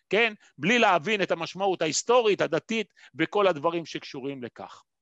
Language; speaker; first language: Hebrew; native; Hebrew